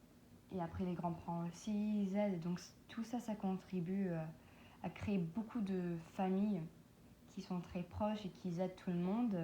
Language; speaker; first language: French; non-native, learner; English